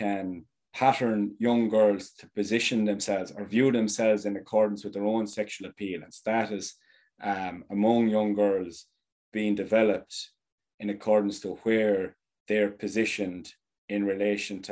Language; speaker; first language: English; native; English